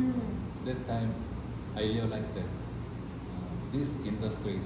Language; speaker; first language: English; non-native, learner; Korean